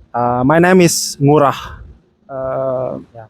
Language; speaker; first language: English; non-native, fluent; Balinese